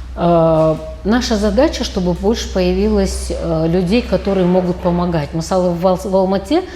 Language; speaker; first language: Russian; non-native, local second language; Kazakh